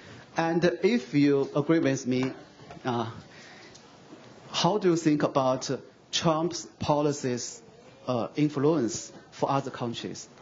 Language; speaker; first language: English; non-native, fluent; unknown